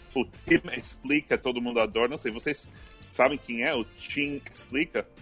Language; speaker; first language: Portuguese; non-native, fluent; English